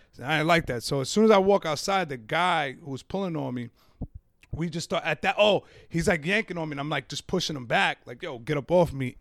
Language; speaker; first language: English; native; English